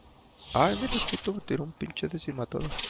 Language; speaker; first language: Spanish; native; Spanish